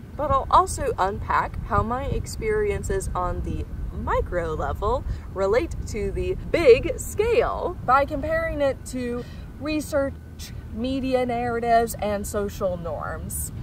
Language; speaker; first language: English; native; English